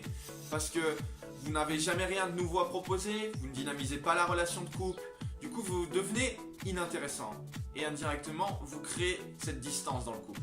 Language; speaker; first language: French; native; French